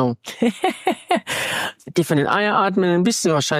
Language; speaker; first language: German; non-native, fluent; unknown